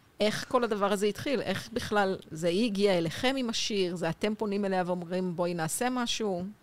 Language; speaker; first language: Hebrew; native; Hebrew